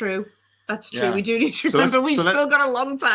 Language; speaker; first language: English; native; English